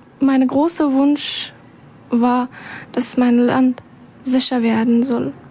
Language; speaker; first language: German; non-native, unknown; Persian